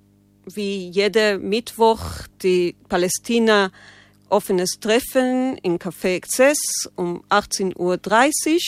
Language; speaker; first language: German; non-native, learner; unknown